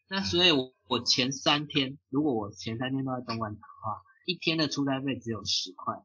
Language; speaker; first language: Chinese; native; Chinese